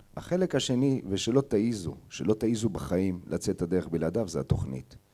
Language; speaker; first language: Hebrew; native; Hebrew